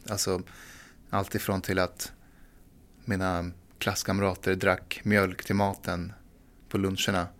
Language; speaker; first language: Swedish; early bilingual, other home language; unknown